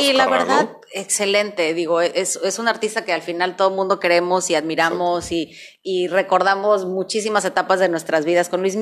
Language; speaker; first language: Spanish; native; Spanish